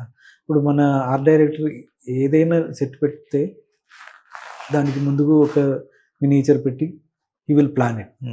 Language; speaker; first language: Telugu; non-native, learner; Malayalam